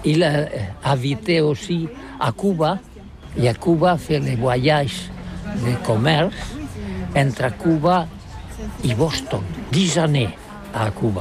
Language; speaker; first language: French; non-native, learner; Catalan